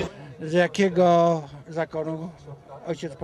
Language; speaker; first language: Polish; native; Polish